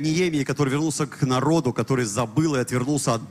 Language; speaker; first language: Russian; native; Russian